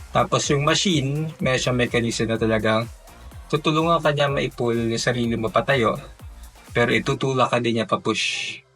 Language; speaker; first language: Filipino; native; Filipino